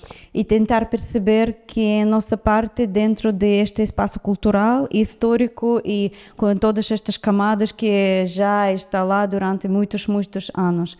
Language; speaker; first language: Portuguese; non-native, fluent; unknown